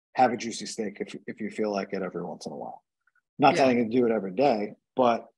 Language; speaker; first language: English; native; English